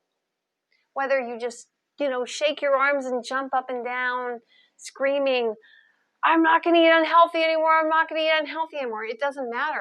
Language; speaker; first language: English; native; English